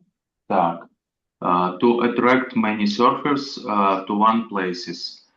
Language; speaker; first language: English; non-native, learner; Russian